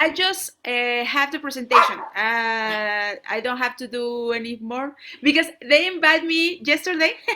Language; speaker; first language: English; non-native, learner; Spanish